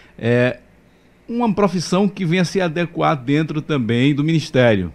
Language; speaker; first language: Portuguese; native; Portuguese